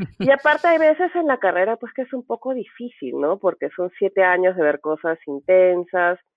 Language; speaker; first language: Spanish; native; Spanish